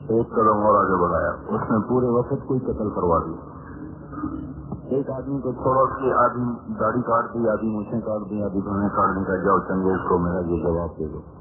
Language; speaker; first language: Urdu; non-native, local second language; Punjabi